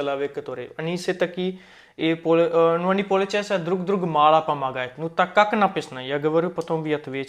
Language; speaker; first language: Russian; non-native, learner; Hindi